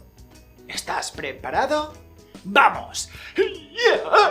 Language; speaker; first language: Spanish; native; Spanish